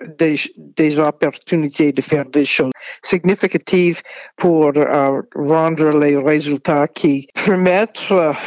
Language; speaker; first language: French; non-native, fluent; English